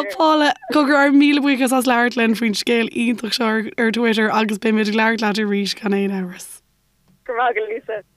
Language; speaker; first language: Irish; native; Irish